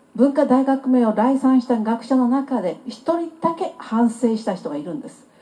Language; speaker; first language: Japanese; non-native, fluent; Chinese